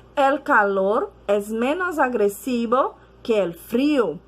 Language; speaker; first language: Spanish; non-native, fluent; Portuguese